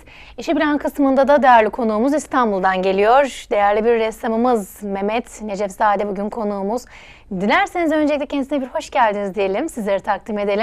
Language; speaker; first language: Turkish; native; Turkish